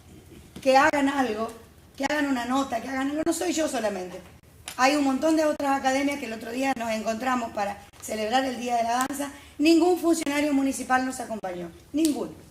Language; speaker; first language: Spanish; native; Spanish